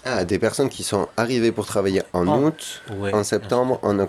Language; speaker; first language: French; native; French